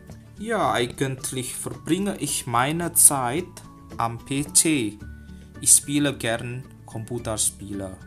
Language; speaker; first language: German; non-native, learner; Indonesian